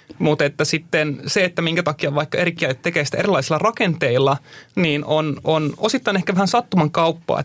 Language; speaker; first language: Finnish; native; Finnish